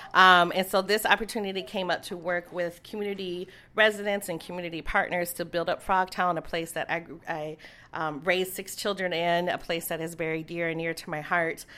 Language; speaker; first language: English; native; English